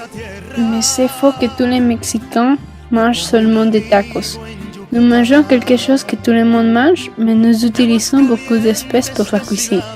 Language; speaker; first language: French; non-native, learner; Spanish